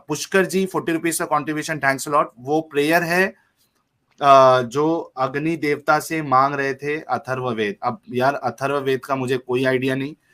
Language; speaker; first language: Hindi; native; Hindi